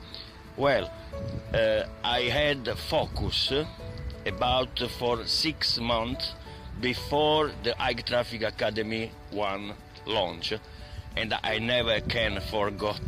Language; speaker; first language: English; non-native, learner; Italian